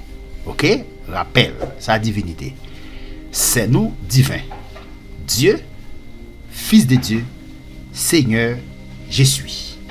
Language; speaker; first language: French; non-native, local second language; Haitian Creole